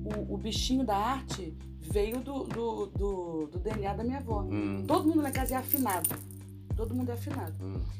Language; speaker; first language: Portuguese; native; Portuguese